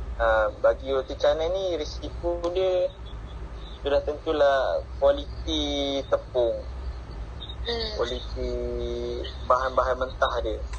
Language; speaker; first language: Malay; native; Malay